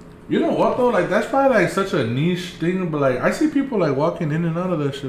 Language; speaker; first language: English; early bilingual, other home language; Spanish